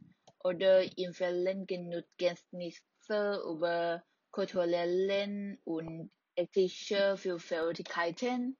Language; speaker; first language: German; non-native, learner; Thai